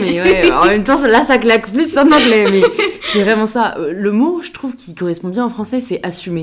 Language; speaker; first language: French; native; French